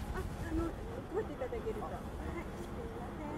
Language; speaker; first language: Japanese; native; Japanese